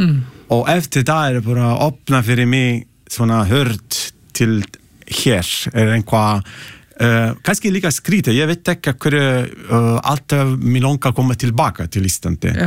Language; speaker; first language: Icelandic; non-native, learner; Italian